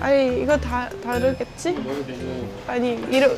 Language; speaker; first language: Korean; non-native, fluent; Estonian